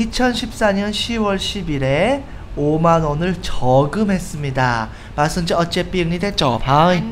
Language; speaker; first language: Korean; non-native, fluent; Khmer